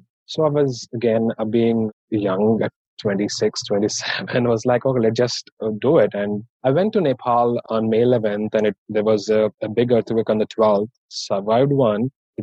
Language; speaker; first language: English; non-native, local second language; Telugu